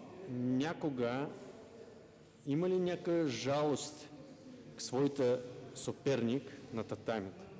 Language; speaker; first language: Bulgarian; non-native, learner; Russian